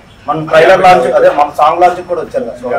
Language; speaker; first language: Telugu; native; Telugu